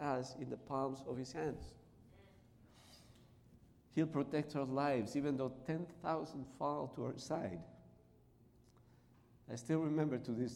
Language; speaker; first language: English; non-native, fluent; Spanish